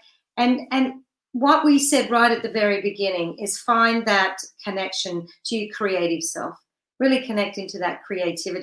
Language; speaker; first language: English; native; English